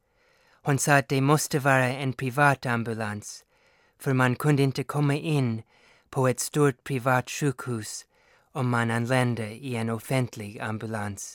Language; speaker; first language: Swedish; non-native, fluent; English